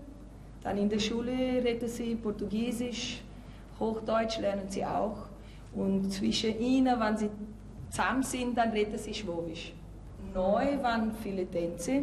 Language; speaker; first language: German; early bilingual, heritage; German